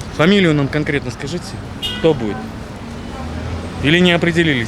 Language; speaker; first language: Russian; native; Russian